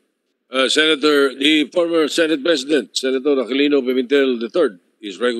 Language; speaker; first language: English; non-native, local second language; Filipino